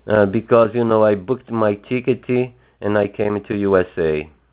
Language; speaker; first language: English; non-native, fluent; Portuguese